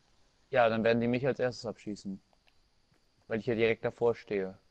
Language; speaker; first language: German; native; German